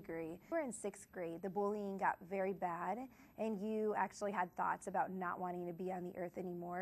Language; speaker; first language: English; native; English